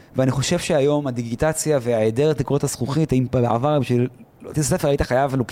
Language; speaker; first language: Hebrew; early bilingual, other home language; Arabic